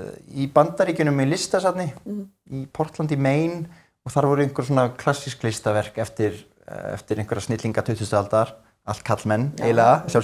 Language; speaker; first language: Icelandic; native; Icelandic